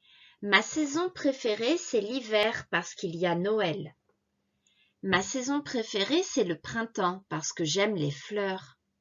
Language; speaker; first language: French; non-native, fluent; Japanese